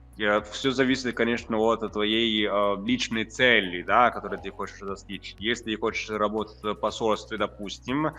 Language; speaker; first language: Russian; non-native, fluent; Italian